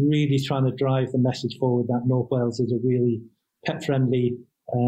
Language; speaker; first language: English; native; English